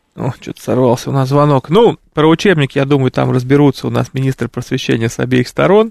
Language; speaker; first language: Russian; native; Russian